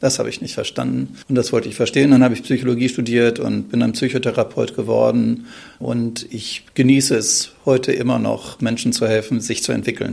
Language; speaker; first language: German; native; German